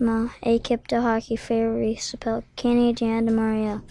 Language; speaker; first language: French; non-native, local second language; English